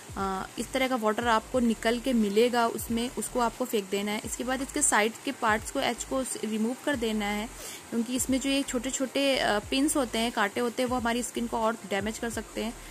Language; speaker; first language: Hindi; native; Hindi